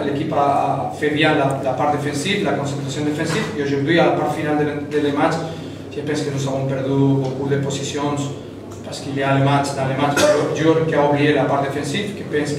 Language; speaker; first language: French; non-native, fluent; Spanish